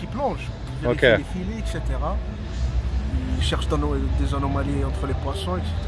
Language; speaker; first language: French; non-native, local second language; Kabyle